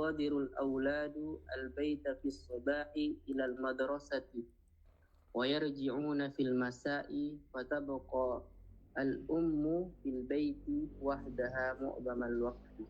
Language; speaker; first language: Arabic; non-native, learner; Indonesian